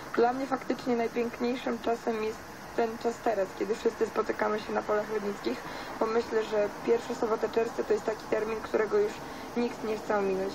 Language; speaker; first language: Polish; native; Polish